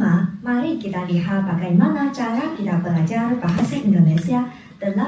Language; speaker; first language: Indonesian; non-native, fluent; Chinese